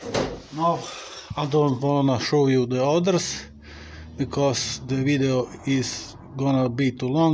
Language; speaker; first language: English; non-native, learner; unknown